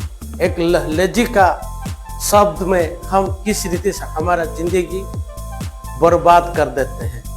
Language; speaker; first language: Hindi; non-native, local second language; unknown